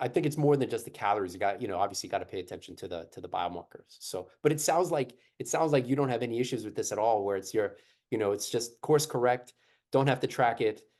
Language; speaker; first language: English; native; English